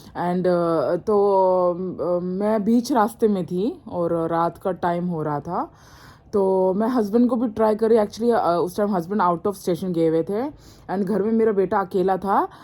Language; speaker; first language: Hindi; non-native, local second language; Mizo